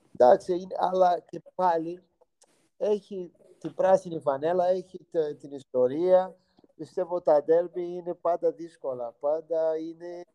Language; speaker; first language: Greek; non-native, fluent; Portuguese